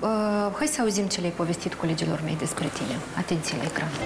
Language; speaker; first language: Romanian; native; Romanian